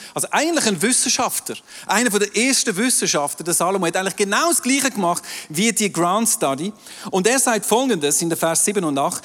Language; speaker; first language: German; non-native, local second language; French